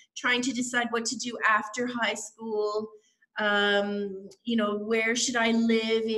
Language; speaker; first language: English; native; English